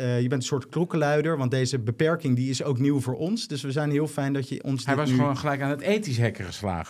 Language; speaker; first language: Dutch; native; Dutch